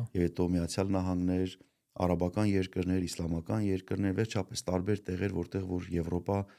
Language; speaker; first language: Armenian; native; Armenian